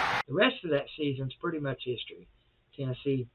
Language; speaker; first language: English; native; English